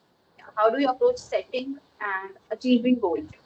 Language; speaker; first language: English; non-native, local second language; Hindi